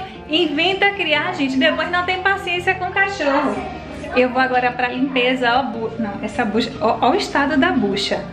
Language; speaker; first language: Portuguese; native; Portuguese